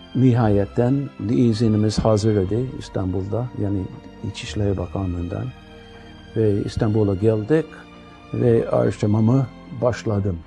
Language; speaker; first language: Turkish; non-native, fluent; English